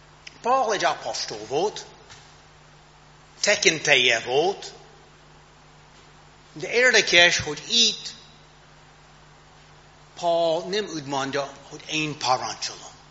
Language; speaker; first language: Hungarian; non-native, fluent; English